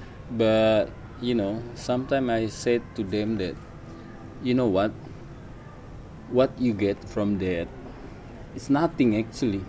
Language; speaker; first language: English; non-native, learner; Indonesian